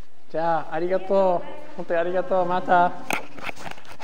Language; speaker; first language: Japanese; non-native, learner; English